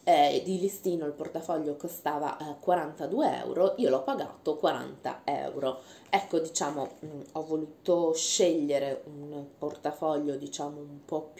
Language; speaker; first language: Italian; native; Italian